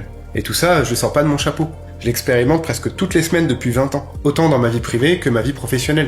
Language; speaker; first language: French; native; French